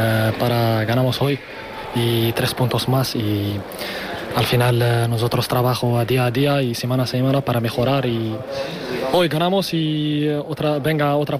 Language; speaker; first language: Spanish; non-native, learner; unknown